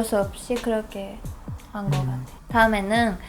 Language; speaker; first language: Korean; non-native, fluent; Japanese